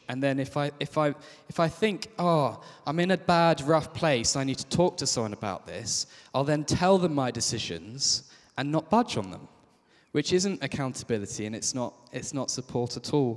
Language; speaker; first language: English; native; English